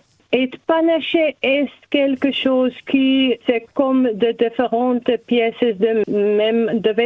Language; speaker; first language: French; non-native, learner; German